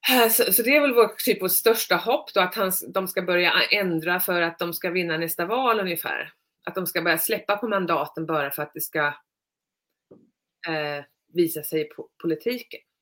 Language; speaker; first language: Swedish; native; Swedish